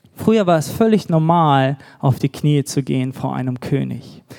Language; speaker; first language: German; native; German